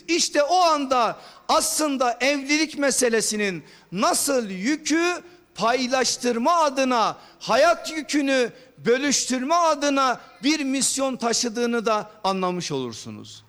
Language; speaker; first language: Turkish; native; Turkish